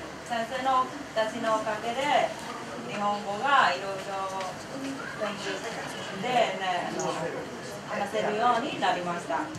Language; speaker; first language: Japanese; non-native, learner; Burmese